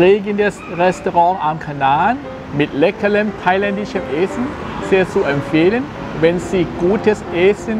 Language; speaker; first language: German; non-native, learner; Thai